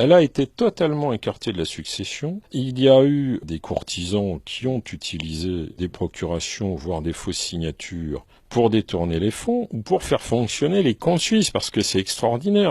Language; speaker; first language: French; native; French